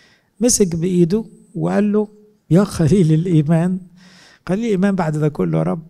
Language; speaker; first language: Arabic; native; Arabic